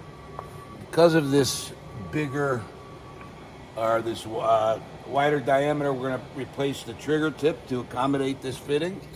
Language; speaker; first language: English; native; English